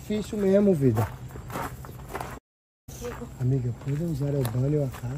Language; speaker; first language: Portuguese; native; Portuguese